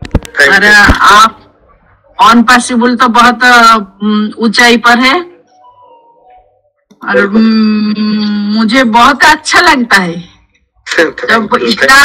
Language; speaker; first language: Hindi; non-native, local second language; Odia